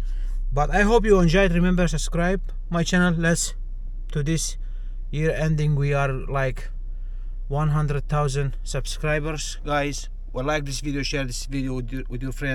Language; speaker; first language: English; non-native, learner; Finnish